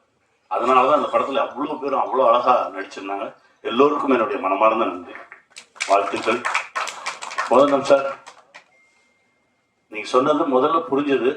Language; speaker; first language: Tamil; native; Tamil